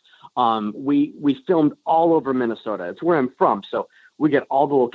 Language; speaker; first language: English; native; English